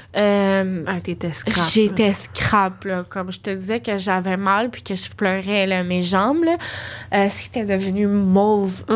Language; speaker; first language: French; native; French